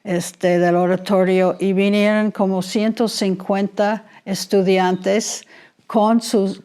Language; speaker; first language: Spanish; non-native, fluent; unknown